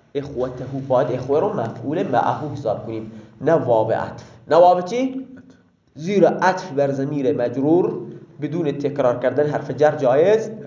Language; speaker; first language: Persian; non-native, local second language; Baluchi